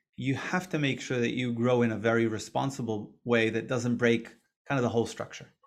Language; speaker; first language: English; non-native, fluent; Hebrew